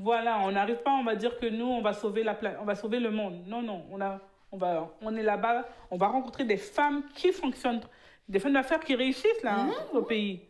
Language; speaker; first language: French; early bilingual, other home language; Haitian Creole